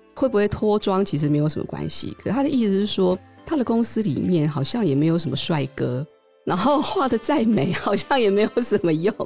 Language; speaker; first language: Chinese; native; Chinese